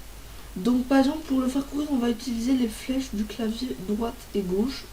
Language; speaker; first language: French; native; French